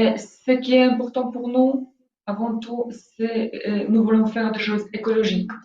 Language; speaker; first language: French; non-native, fluent; Polish